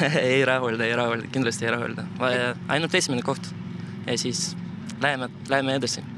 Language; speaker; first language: Estonian; non-native, local second language; Russian